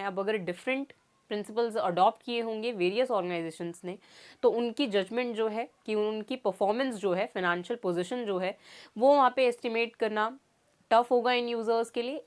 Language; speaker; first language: Hindi; native; Hindi